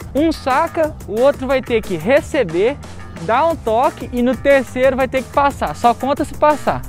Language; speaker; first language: Portuguese; native; Portuguese